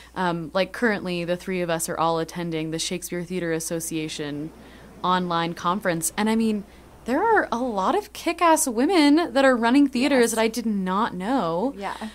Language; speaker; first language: English; native; English